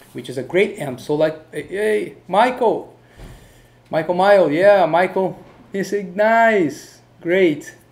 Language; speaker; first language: English; non-native, fluent; Portuguese